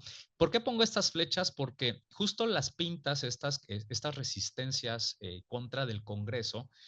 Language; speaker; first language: Spanish; native; Spanish